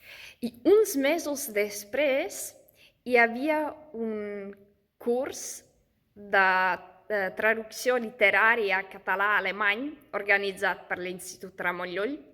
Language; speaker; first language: Catalan; non-native, fluent; German